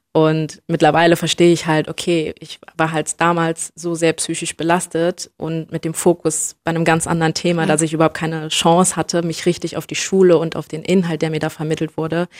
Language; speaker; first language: German; native; German